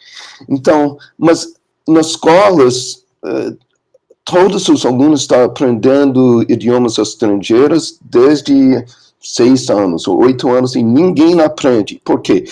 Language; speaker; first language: Portuguese; non-native, learner; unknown